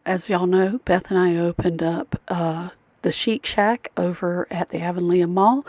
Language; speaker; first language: English; native; English